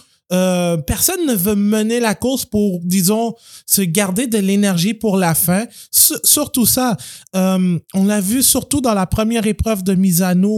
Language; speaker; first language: French; native; French